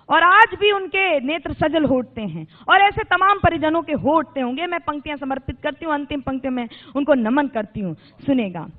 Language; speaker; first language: Hindi; native; Hindi